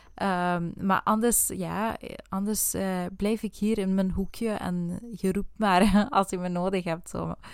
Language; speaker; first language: Dutch; native; Dutch